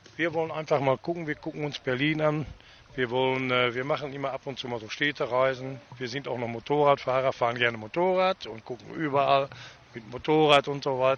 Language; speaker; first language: German; native; German